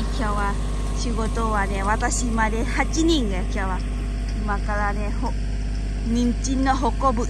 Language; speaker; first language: Japanese; non-native, learner; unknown